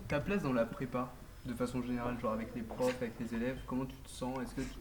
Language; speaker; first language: French; native; French